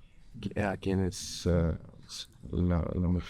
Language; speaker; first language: Spanish; non-native, learner; Bulgarian